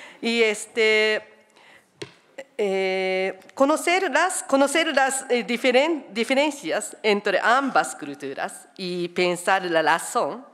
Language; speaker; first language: Spanish; non-native, fluent; Japanese